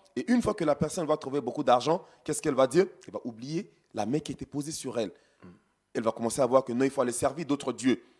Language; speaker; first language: French; non-native, local second language; Sango